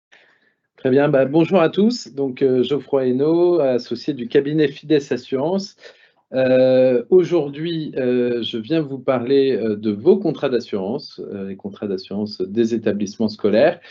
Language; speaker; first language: French; native; French